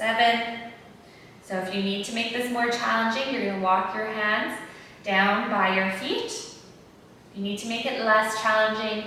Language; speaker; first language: English; native; English